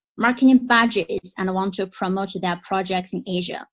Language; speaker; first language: English; non-native, fluent; Chinese